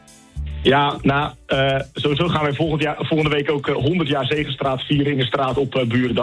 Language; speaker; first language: Dutch; native; Dutch